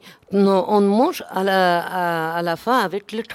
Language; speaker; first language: French; non-native, learner; Armenian